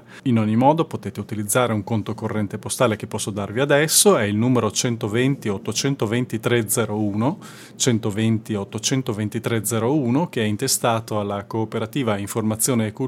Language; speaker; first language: Italian; native; Italian